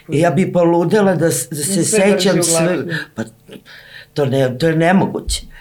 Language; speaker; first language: Serbian; native; Serbian